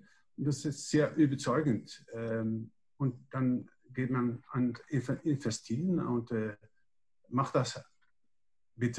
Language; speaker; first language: German; non-native, learner; Dutch